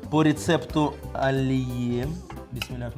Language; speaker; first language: Russian; native; Russian